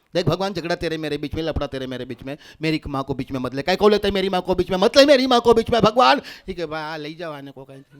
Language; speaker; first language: Hindi; non-native, local second language; Gujarati